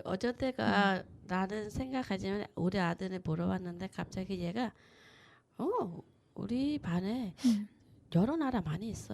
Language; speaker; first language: Korean; non-native, learner; Vietnamese